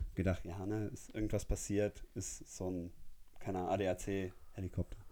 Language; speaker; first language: German; early bilingual, heritage; German